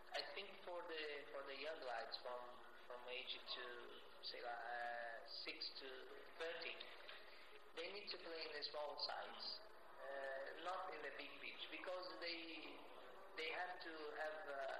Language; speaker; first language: English; non-native, learner; Portuguese